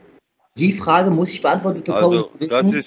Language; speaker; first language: German; native; German